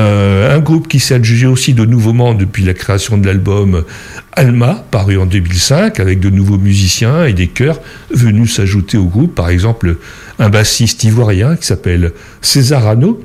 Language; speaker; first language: French; native; French